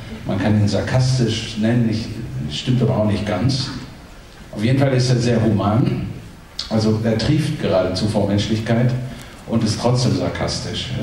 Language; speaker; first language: German; native; German